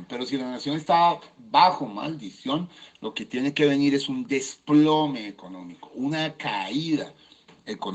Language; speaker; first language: Spanish; native; Spanish